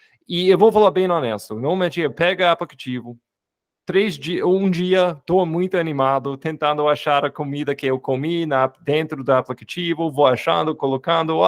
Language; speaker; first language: Portuguese; non-native, fluent; English